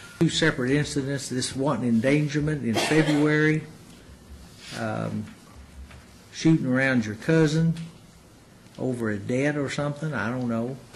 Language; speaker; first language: English; native; English